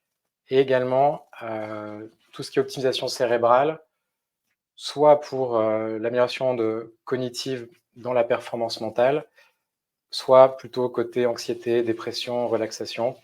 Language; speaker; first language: French; native; French